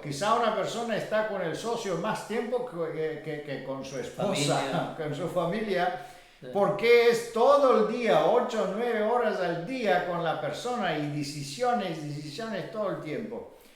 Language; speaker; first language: Spanish; non-native, fluent; Bulgarian